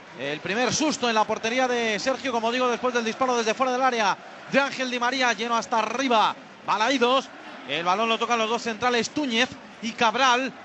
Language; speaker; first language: Spanish; native; Spanish